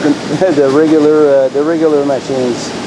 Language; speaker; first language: English; non-native, local second language; French